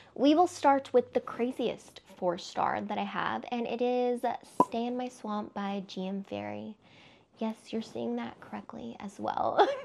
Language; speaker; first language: English; native; English